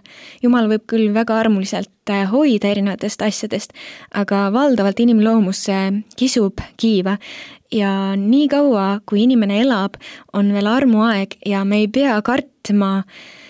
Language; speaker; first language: Estonian; native; Estonian